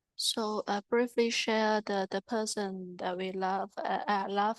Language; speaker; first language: English; non-native, learner; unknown